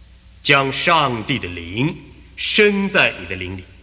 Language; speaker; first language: Chinese; native; Chinese